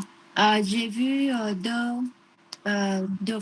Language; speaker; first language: French; non-native, learner; Vietnamese